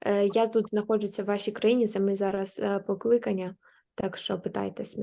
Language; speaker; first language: Ukrainian; native; Ukrainian